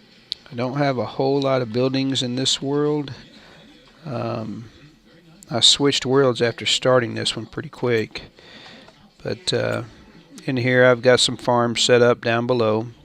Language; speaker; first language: English; native; English